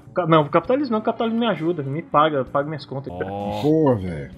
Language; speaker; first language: Portuguese; native; Portuguese